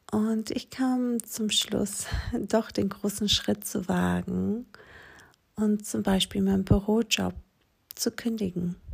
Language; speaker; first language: German; non-native, fluent; Greek